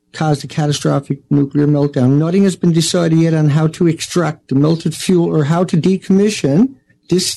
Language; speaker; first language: English; native; English